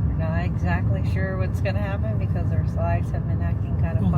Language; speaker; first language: English; native; English